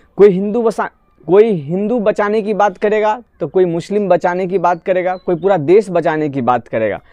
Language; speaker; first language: Hindi; non-native, local second language; Assamese